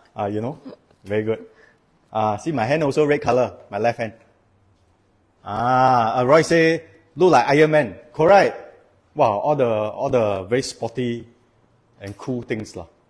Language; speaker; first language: English; non-native, local second language; Chinese